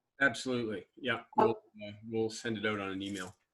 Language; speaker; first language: English; native; English